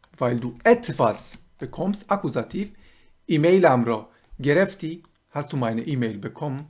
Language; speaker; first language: German; non-native, fluent; Persian